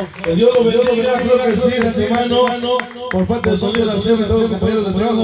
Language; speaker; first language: Spanish; native; Spanish